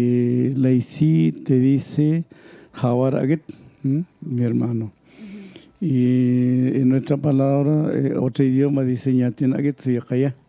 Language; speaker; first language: Spanish; non-native, local second language; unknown